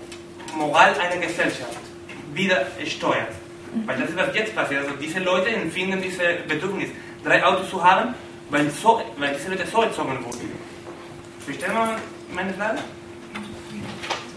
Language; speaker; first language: German; non-native, fluent; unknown